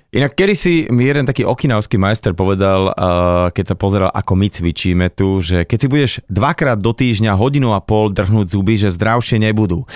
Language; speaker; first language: Slovak; native; Slovak